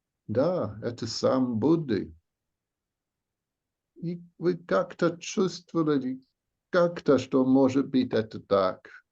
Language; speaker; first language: Russian; non-native, fluent; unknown